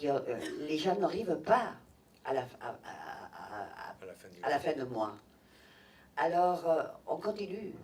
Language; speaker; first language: French; non-native, fluent; Catalan